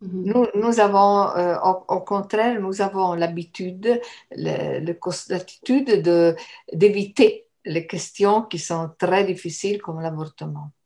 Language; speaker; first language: French; non-native, fluent; Italian